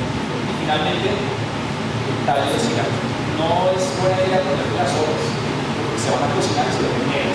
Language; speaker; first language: Spanish; native; Spanish